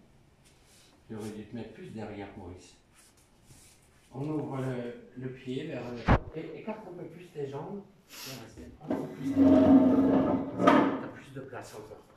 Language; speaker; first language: French; native; French